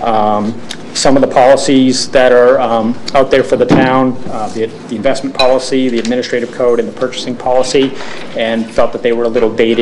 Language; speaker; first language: English; native; English